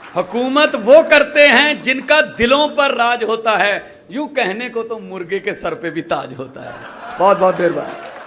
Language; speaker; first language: Hindi; non-native, local second language; Punjabi